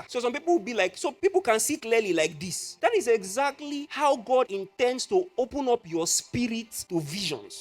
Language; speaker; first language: English; non-native, local second language; Yoruba